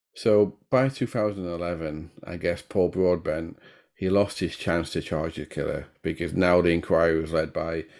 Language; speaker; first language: English; native; English